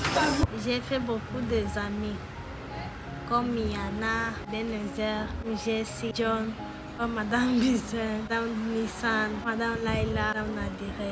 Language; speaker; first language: French; non-native, learner; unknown